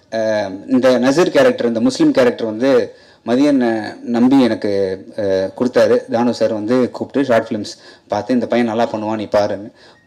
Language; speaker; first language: Tamil; native; Tamil